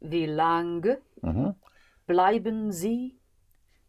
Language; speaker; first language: German; non-native, learner; English